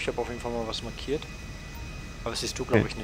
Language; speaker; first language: German; native; German